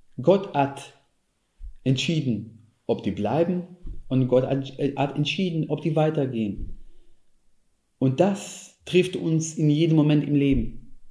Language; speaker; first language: German; non-native, fluent; Hebrew